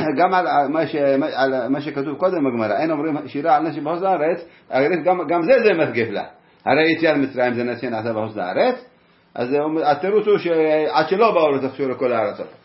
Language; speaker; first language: Hebrew; native; Hebrew